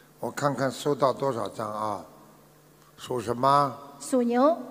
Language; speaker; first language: Chinese; native; Chinese